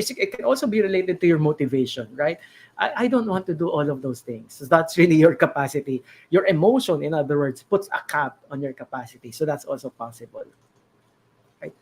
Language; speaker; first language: English; non-native, local second language; Filipino